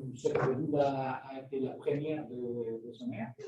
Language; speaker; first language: French; non-native, fluent; Spanish